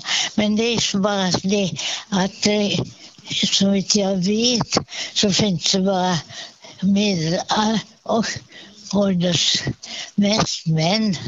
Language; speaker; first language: Swedish; non-native, fluent; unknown